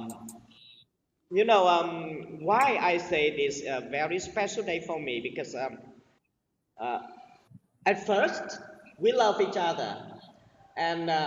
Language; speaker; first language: English; non-native, learner; Vietnamese